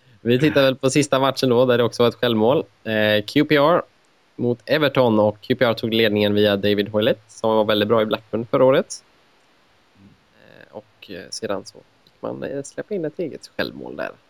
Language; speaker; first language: Swedish; native; Swedish